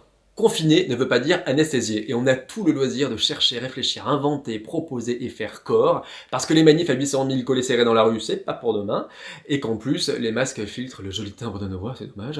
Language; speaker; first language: French; native; French